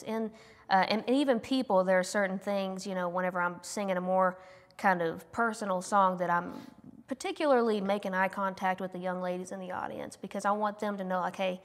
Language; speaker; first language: English; native; English